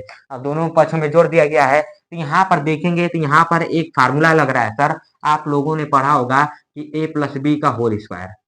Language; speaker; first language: Hindi; native; Hindi